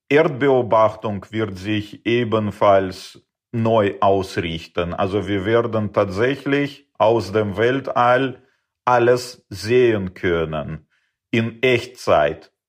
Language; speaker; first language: German; non-native, fluent; Russian